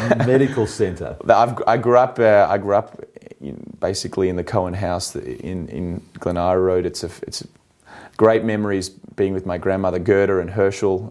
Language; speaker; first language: English; native; English